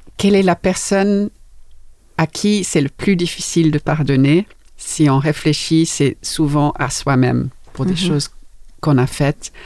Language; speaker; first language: French; non-native, fluent; English